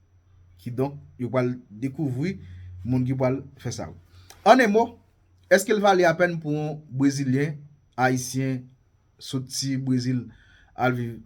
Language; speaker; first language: French; non-native, local second language; Haitian Creole